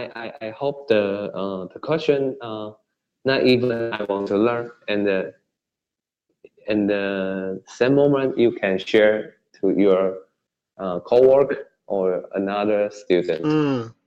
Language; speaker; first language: English; non-native, learner; Chinese